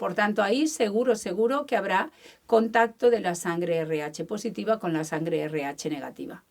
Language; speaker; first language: Spanish; native; Spanish